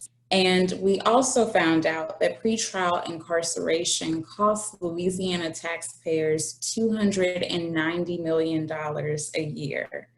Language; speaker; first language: English; native; English